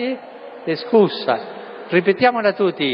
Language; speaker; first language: Italian; non-native, fluent; Spanish